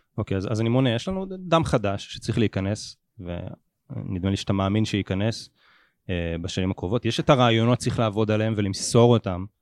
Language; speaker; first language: Hebrew; native; Hebrew